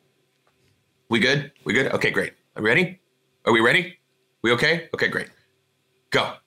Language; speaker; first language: English; native; English